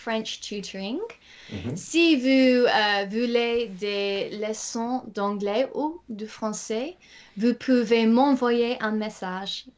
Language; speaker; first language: French; non-native, fluent; English